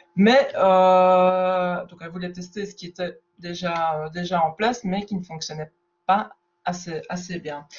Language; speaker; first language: French; native; French